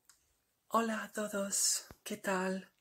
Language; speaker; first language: Spanish; non-native, learner; Bosnian